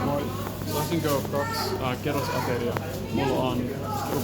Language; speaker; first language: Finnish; non-native, learner; English